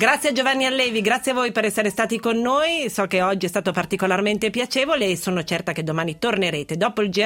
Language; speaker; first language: Italian; native; Italian